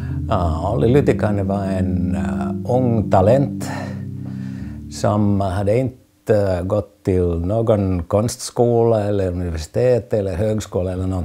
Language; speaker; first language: Swedish; non-native, fluent; Finnish